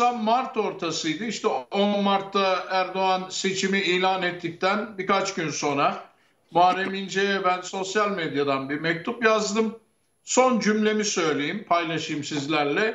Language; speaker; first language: Turkish; native; Turkish